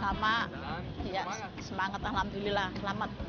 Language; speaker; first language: Indonesian; native; Indonesian